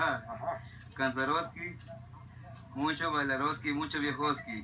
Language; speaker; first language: Spanish; non-native, local second language; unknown